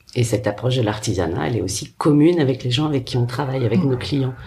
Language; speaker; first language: French; native; French